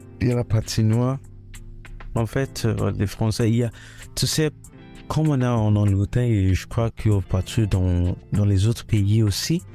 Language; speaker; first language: French; non-native, fluent; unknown